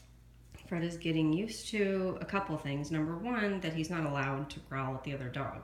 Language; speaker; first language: English; native; English